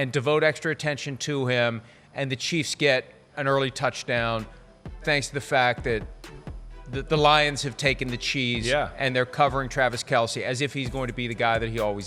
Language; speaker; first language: English; native; English